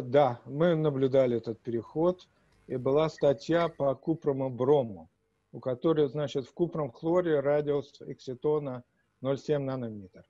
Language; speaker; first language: Russian; native; Russian